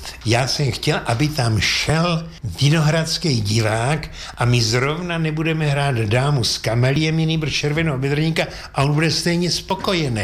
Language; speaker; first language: Czech; native; Czech